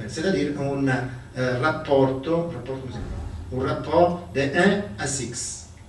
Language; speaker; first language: French; non-native, learner; Italian